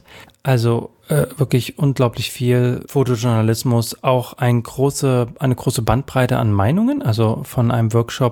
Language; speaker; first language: German; native; German